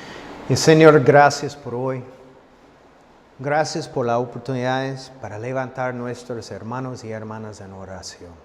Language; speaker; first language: Spanish; non-native, fluent; English